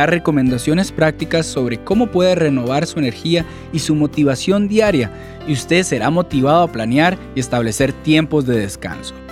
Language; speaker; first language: Spanish; native; Spanish